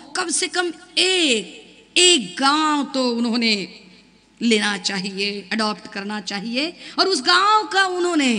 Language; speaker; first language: Hindi; non-native, local second language; Marathi